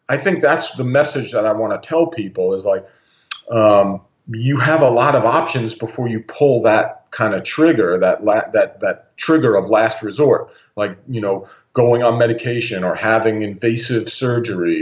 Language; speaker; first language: English; native; English